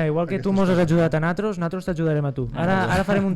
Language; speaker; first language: Catalan; native; Catalan